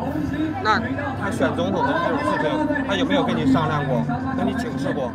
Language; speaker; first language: Chinese; native; Chinese